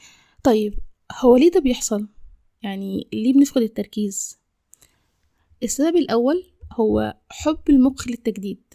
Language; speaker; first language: Arabic; native; Arabic